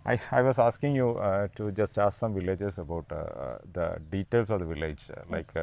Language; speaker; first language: English; non-native, local second language; Malayalam